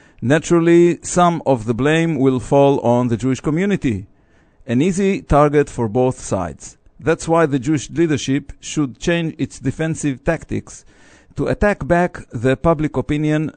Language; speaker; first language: English; non-native, fluent; Hebrew